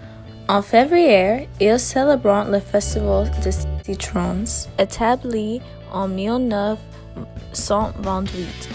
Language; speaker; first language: French; non-native, learner; English